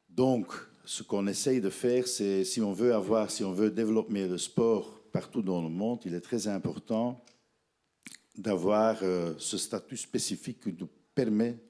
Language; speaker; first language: French; non-native, fluent; Dutch